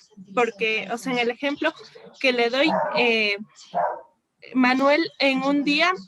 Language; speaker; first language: Spanish; native; Spanish